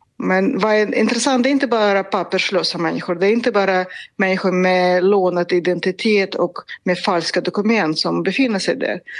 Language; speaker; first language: Swedish; non-native, fluent; Russian